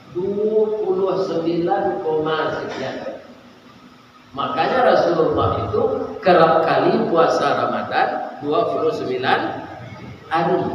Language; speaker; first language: Malay; non-native, local second language; Minangkabau